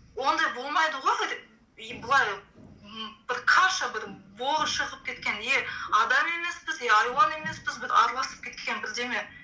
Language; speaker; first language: Kazakh; native; Kazakh